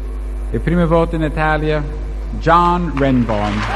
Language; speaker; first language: Italian; non-native, learner; English